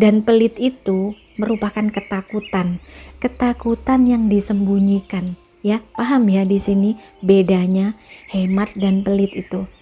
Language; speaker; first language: Indonesian; native; Indonesian